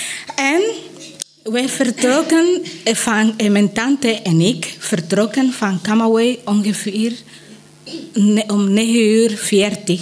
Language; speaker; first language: Dutch; non-native, learner; Spanish